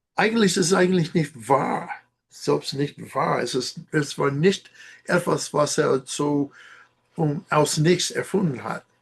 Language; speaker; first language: German; non-native, learner; English